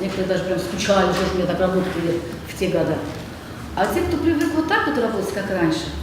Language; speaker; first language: Russian; native; Russian